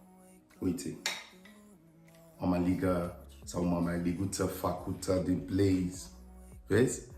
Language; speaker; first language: Romanian; non-native, learner; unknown